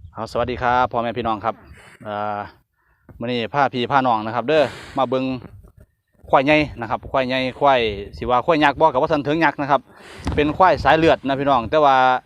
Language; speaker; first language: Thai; non-native, local second language; Northern Khmer